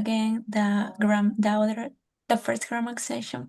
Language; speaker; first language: English; non-native, learner; Spanish